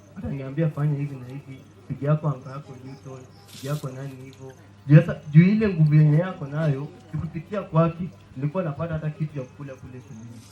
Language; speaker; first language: Swahili; non-native, local second language; Luyia